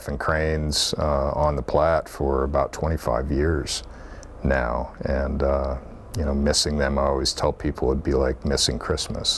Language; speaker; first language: English; native; English